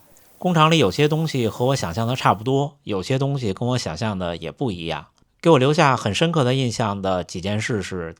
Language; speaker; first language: Chinese; native; Chinese